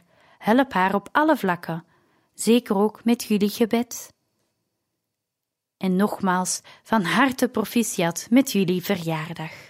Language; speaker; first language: Dutch; native; Dutch